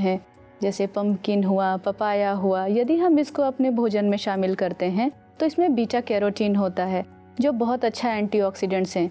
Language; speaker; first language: Hindi; native; Hindi